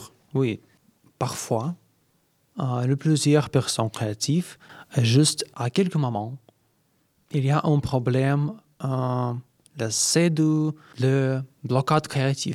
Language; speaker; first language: French; non-native, learner; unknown